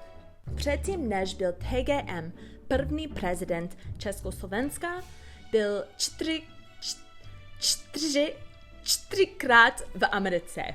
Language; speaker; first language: Czech; non-native, learner; English